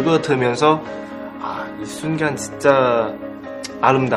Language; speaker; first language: Korean; non-native, learner; Cantonese